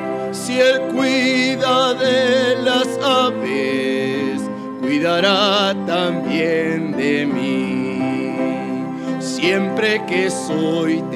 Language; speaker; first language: Spanish; native; Spanish